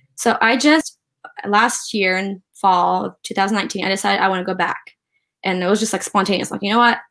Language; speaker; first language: English; early bilingual, other home language; Ukrainian